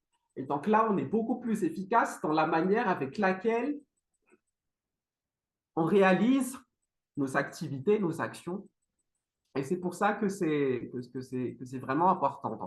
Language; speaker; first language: French; non-native, local second language; Malagasy